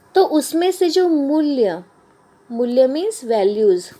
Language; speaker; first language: Hindi; non-native, local second language; Marathi